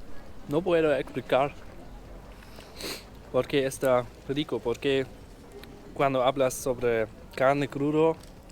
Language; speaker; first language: Spanish; non-native, learner; German